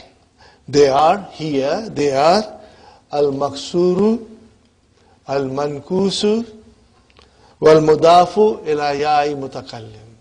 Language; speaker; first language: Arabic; non-native, fluent; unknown